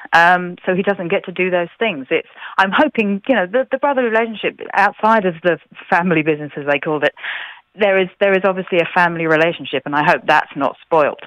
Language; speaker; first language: English; native; English